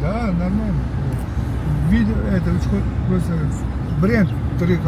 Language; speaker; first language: Russian; non-native, local second language; Uzbek